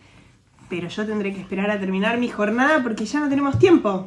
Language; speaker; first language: Spanish; native; Spanish